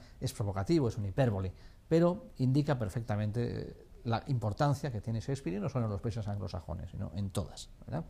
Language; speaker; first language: Spanish; native; Spanish